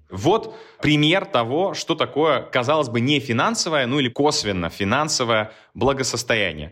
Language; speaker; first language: Russian; native; Russian